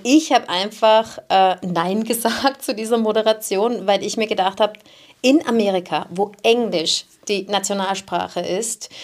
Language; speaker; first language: German; native; German